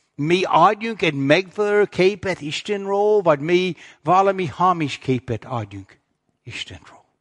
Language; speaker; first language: Hungarian; non-native, fluent; English